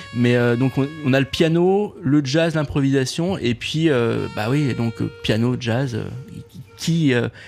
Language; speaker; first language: French; native; French